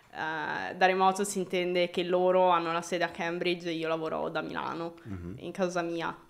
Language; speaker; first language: Italian; native; Italian